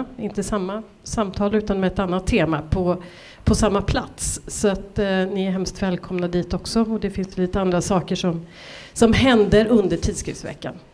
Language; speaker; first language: Swedish; native; Swedish